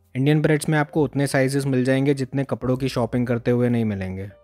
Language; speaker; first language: Hindi; native; Hindi